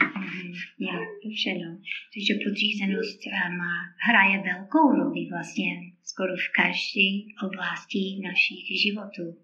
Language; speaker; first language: Czech; non-native, fluent; English